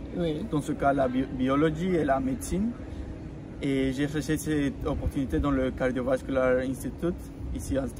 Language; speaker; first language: French; non-native, fluent; Spanish